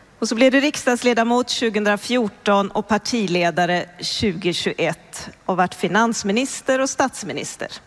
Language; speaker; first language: Swedish; native; Swedish